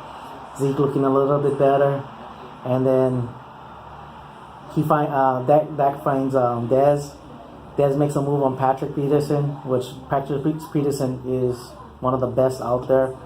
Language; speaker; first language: English; native; English